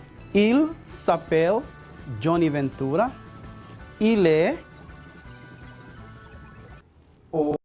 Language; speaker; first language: French; non-native, fluent; Spanish